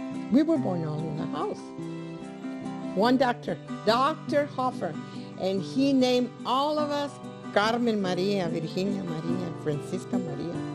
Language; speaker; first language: English; early bilingual, other home language; Spanish